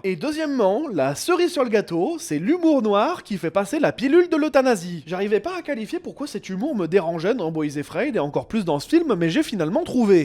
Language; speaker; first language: French; native; French